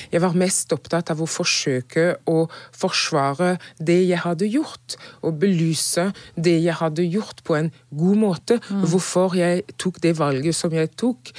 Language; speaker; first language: Norwegian; non-native, fluent; French